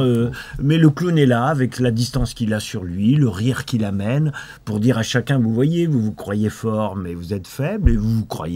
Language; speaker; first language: French; native; French